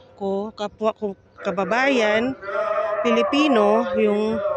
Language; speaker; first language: Filipino; native; Filipino